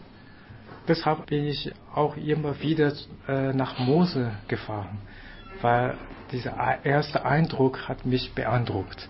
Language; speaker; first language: German; non-native, fluent; Chinese